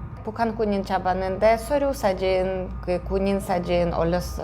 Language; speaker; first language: Korean; non-native, fluent; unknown